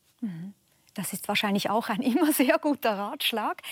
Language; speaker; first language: German; native; German